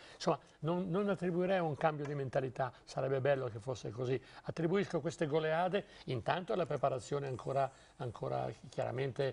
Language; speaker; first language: Italian; native; Italian